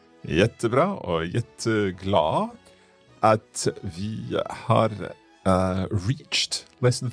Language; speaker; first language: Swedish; non-native, learner; English